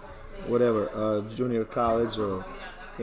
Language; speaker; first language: English; non-native, fluent; Serbian